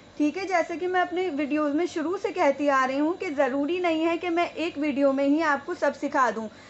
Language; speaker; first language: Hindi; native; Hindi